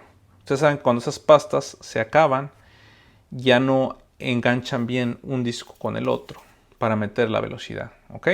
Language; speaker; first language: Spanish; native; Spanish